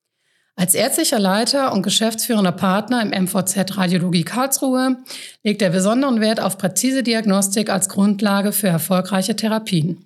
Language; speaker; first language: German; native; German